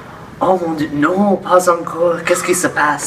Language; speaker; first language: French; non-native, learner; English